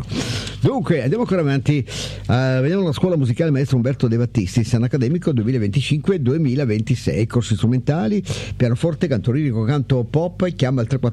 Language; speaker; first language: Italian; native; Italian